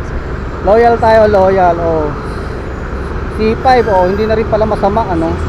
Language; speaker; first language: Filipino; native; Filipino